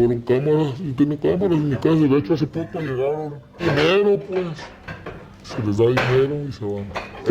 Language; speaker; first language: Spanish; native; Spanish